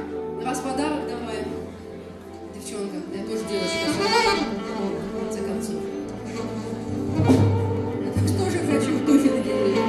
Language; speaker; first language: Russian; native; Russian